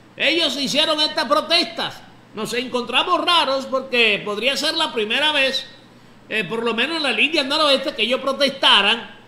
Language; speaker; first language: Spanish; native; Spanish